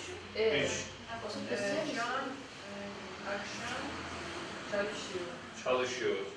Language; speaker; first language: Turkish; non-native, learner; Persian